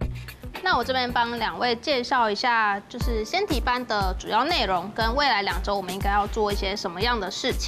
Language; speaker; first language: Chinese; native; Chinese